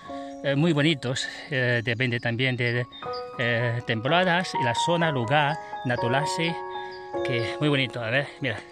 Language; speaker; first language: Spanish; non-native, learner; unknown